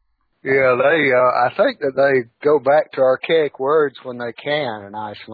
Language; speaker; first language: English; native; English